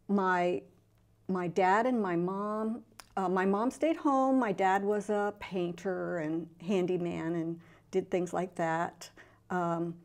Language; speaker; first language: English; native; English